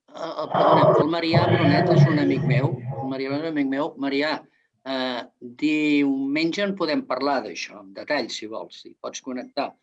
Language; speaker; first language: Catalan; native; Catalan